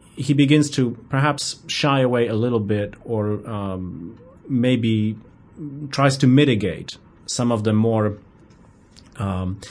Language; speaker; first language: English; non-native, fluent; Polish